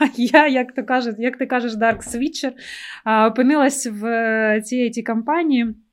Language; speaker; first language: Ukrainian; non-native, local second language; Russian